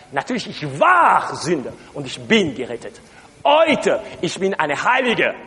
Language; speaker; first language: German; non-native, learner; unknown